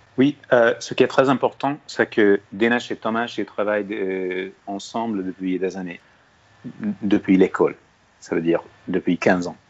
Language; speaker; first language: French; non-native, fluent; Hungarian